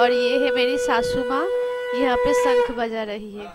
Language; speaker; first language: Hindi; non-native, local second language; Bangla